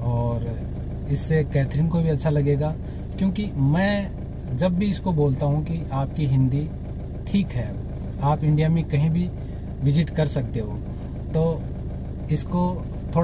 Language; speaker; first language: Hindi; native; Hindi